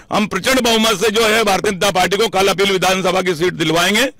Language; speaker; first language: Hindi; native; Hindi